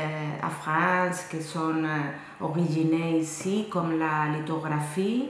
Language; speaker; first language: French; non-native, fluent; Spanish